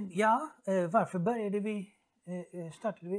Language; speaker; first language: Swedish; non-native, fluent; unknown